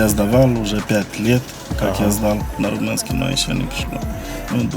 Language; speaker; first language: Russian; non-native, local second language; Romanian